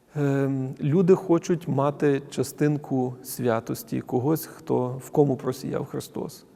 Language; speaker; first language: Ukrainian; native; Ukrainian